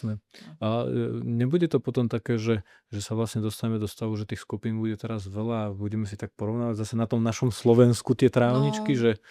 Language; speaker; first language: Slovak; native; Slovak